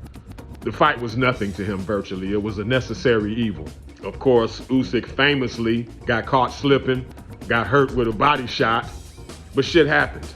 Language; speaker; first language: English; native; English